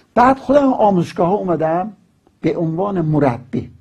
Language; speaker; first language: Persian; non-native, local second language; Azerbaijani